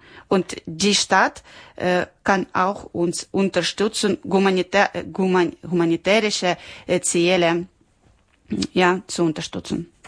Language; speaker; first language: German; non-native, learner; Ukrainian